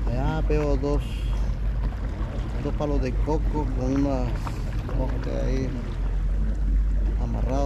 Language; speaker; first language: Spanish; native; Spanish